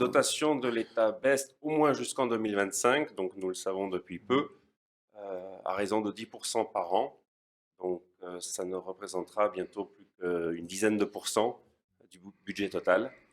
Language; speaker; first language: French; native; French